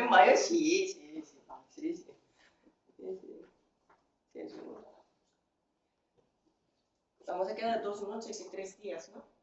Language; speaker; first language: Spanish; non-native, fluent; Korean